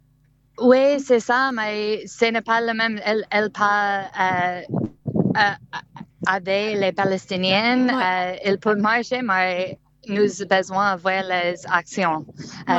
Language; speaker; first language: French; non-native, learner; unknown